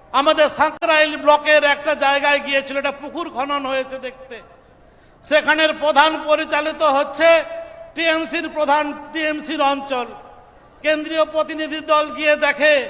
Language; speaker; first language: Bangla; native; Bangla